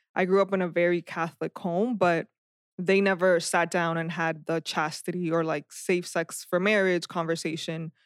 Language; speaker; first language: English; native; English